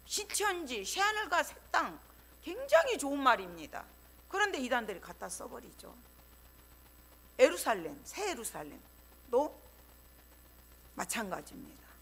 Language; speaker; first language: Korean; native; Korean